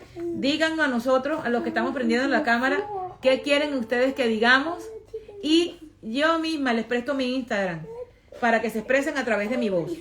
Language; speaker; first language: Spanish; native; Spanish